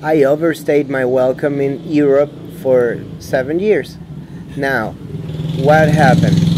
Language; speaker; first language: English; non-native, fluent; Spanish